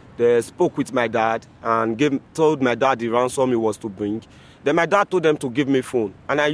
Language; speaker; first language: English; non-native, local second language; Bini